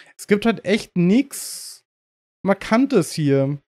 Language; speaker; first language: German; native; German